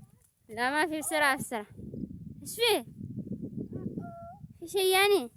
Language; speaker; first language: Arabic; non-native, learner; Amharic